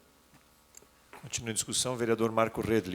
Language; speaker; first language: Portuguese; native; Portuguese